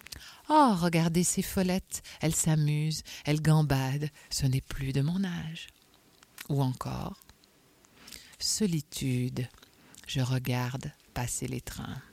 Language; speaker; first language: French; native; French